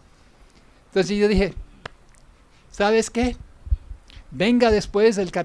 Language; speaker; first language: Spanish; non-native, fluent; English